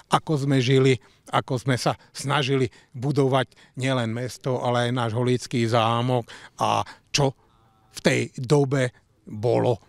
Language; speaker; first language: Slovak; native; Slovak